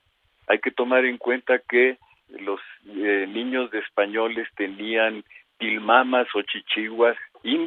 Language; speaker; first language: Spanish; native; Spanish